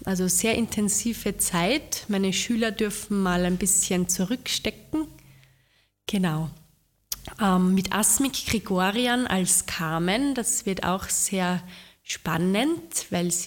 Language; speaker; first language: German; native; German